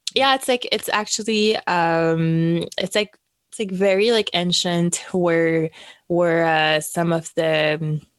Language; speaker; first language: English; non-native, fluent; French